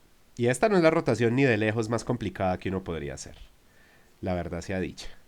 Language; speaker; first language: Spanish; native; Spanish